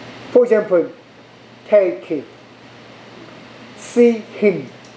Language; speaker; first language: English; non-native, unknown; Korean